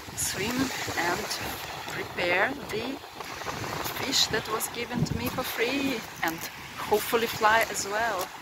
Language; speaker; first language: English; non-native, fluent; Russian